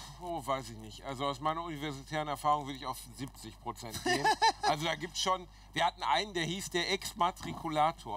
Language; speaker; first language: German; native; German